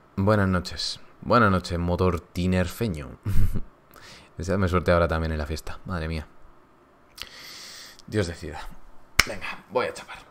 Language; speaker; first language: Spanish; native; Spanish